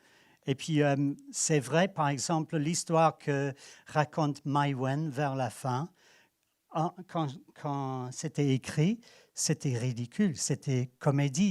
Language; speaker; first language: French; non-native, fluent; English